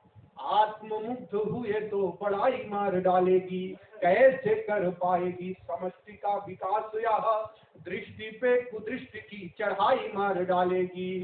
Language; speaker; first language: Hindi; native; Hindi